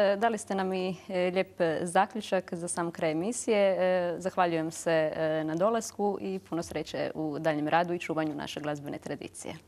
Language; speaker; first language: Croatian; native; Croatian